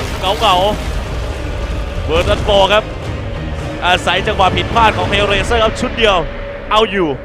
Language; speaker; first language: Thai; native; Thai